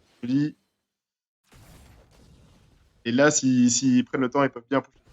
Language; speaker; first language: French; native; French